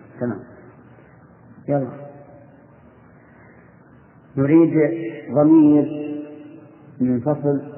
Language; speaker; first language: Arabic; native; Arabic